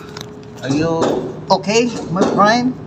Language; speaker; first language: English; non-native, learner; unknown